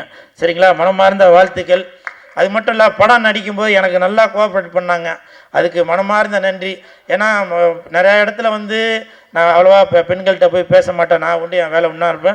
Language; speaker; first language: Tamil; native; Tamil